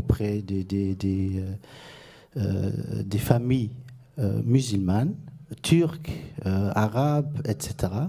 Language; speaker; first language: French; non-native, fluent; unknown